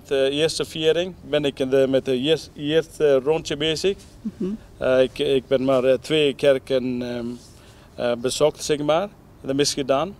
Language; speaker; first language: Dutch; non-native, learner; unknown